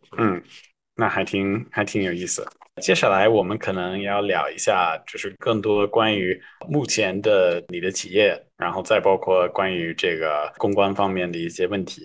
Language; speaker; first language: Chinese; non-native, fluent; English